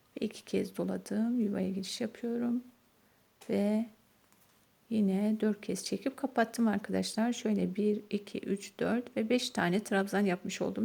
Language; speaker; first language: Turkish; native; Turkish